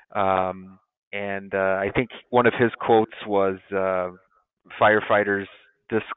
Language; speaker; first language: English; native; English